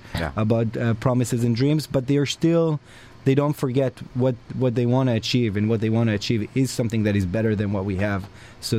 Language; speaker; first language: English; non-native, fluent; Hebrew